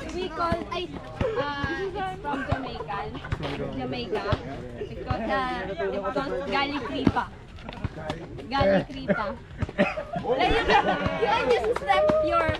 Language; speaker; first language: English; non-native, local second language; Filipino